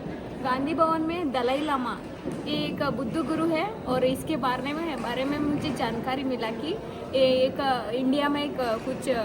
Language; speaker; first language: Hindi; non-native, local second language; Kannada